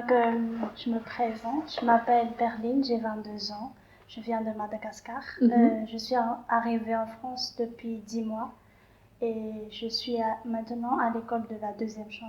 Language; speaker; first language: French; non-native, local second language; Malagasy